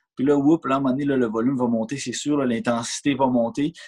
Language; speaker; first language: French; native; French